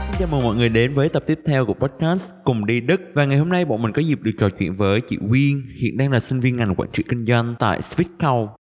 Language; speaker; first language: Vietnamese; native; Vietnamese